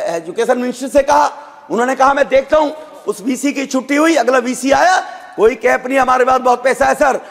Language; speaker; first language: Hindi; native; Hindi